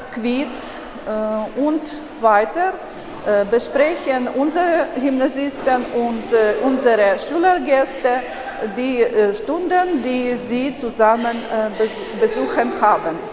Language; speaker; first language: German; non-native, learner; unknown